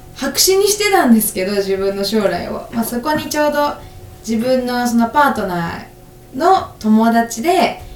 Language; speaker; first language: Japanese; native; Japanese